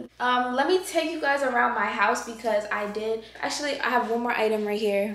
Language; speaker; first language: English; native; English